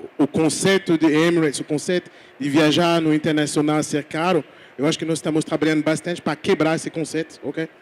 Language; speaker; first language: Portuguese; non-native, fluent; French